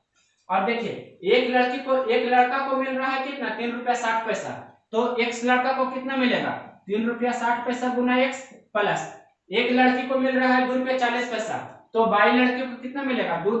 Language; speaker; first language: Hindi; native; Hindi